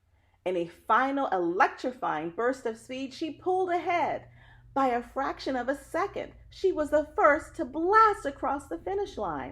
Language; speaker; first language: English; native; English